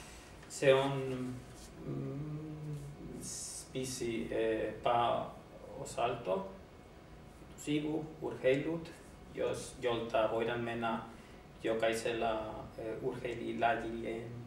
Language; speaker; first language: Finnish; non-native, learner; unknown